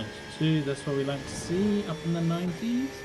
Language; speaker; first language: English; native; English